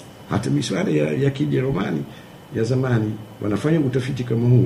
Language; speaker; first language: Swahili; non-native, fluent; German